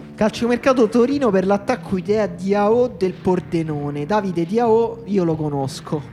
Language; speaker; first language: Italian; native; Italian